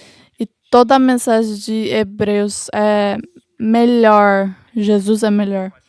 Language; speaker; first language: Portuguese; non-native, learner; English